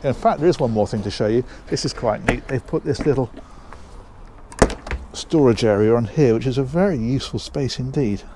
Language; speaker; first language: English; native; English